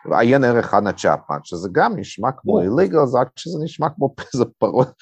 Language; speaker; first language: Hebrew; non-native, fluent; Russian